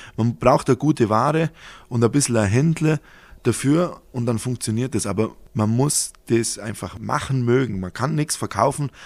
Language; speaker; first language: German; native; German